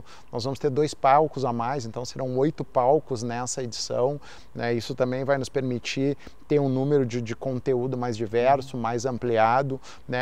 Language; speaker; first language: Portuguese; native; Portuguese